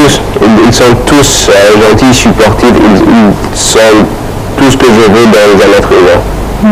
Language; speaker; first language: French; non-native, fluent; Arabic